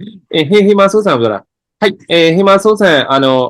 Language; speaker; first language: Japanese; non-native, fluent; Burmese